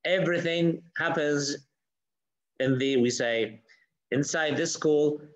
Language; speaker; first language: English; non-native, fluent; Arabic